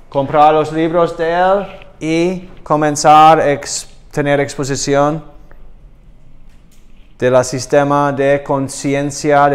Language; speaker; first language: Spanish; non-native, learner; English